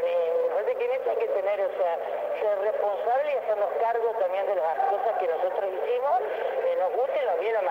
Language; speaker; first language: Spanish; native; Spanish